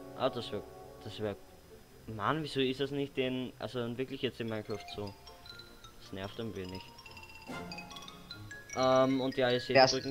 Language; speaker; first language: German; native; German